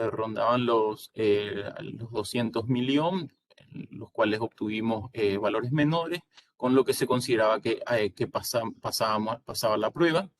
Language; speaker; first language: Spanish; native; Spanish